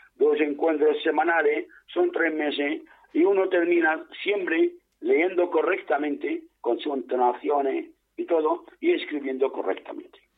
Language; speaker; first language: Spanish; non-native, fluent; Arabic